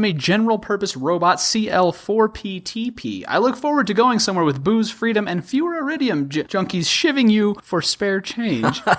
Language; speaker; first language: English; native; English